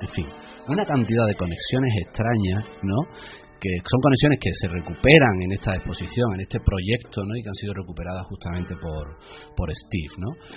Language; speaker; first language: Spanish; native; Spanish